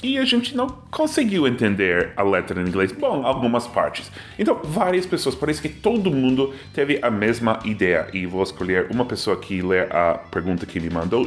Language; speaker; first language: Portuguese; non-native, fluent; English